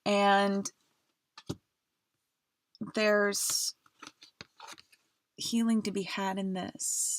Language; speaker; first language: English; native; English